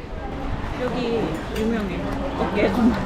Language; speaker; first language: Korean; non-native, learner; Thai